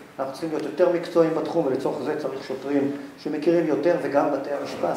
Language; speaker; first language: Hebrew; non-native, local second language; Arabic